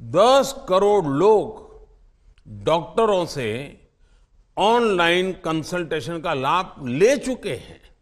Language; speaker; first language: Hindi; non-native, local second language; Gujarati